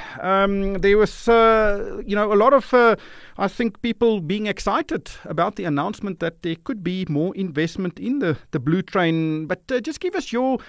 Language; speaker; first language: English; non-native, local second language; Afrikaans